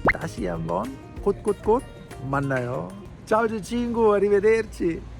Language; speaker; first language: Korean; non-native, learner; Italian